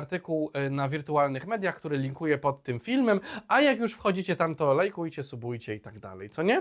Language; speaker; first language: Polish; native; Polish